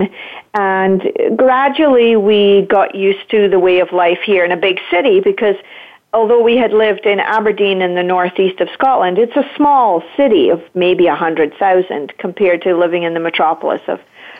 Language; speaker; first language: English; native; English